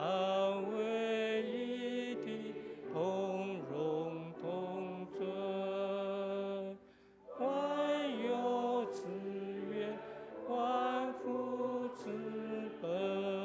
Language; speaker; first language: Chinese; native; Chinese